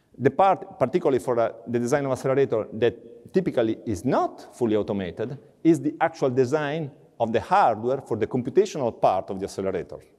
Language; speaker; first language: English; non-native, fluent; Italian